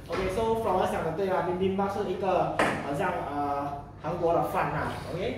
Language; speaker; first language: Chinese; non-native, local second language; English